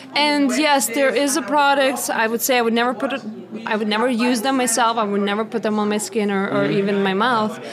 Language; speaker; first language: English; non-native, fluent; Lithuanian